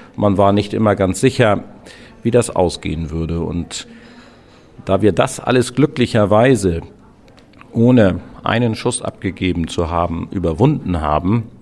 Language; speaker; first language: German; native; German